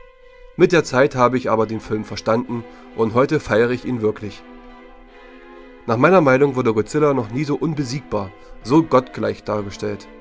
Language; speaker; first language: German; native; German